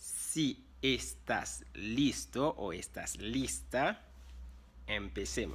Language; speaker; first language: Spanish; non-native, fluent; Haitian Creole